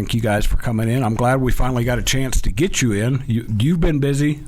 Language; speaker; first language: English; native; English